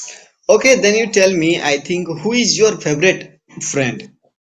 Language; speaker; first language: English; non-native, fluent; Hindi